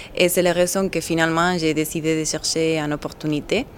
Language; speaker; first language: French; non-native, fluent; Spanish